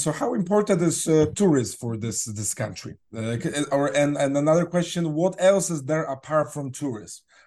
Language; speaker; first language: English; non-native, fluent; Polish